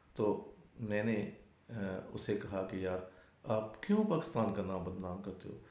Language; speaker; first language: Urdu; non-native, local second language; Punjabi